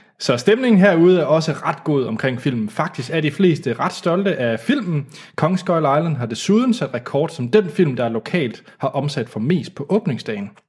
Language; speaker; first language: Danish; native; Danish